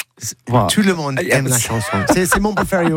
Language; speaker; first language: French; non-native, learner; English